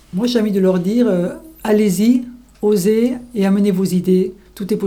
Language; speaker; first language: French; native; French